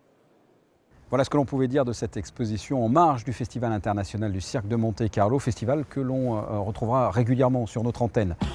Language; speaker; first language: French; native; French